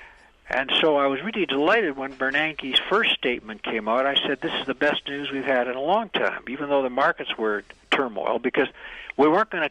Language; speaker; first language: English; native; English